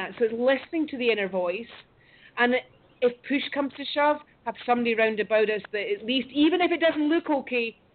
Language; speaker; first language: English; native; English